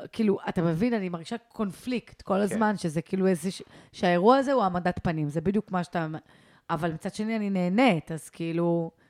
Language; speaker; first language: Hebrew; native; Hebrew